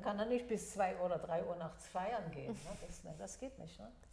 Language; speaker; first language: German; native; German